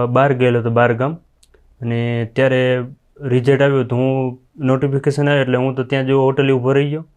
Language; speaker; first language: Gujarati; non-native, local second language; Kachhi